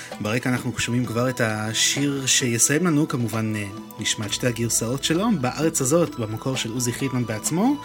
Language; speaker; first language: Hebrew; native; Hebrew